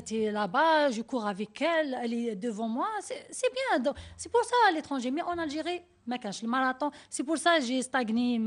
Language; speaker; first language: French; non-native, learner; Arabic